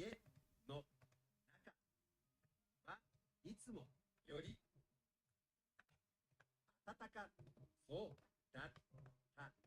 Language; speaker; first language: Japanese; non-native, learner; English